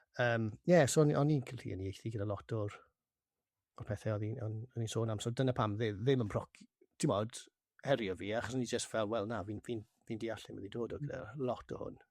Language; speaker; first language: Welsh; non-native, local second language; English